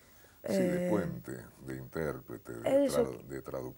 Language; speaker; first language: Spanish; native; Spanish